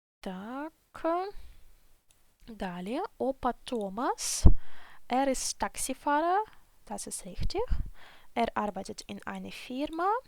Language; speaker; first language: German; non-native, fluent; Ukrainian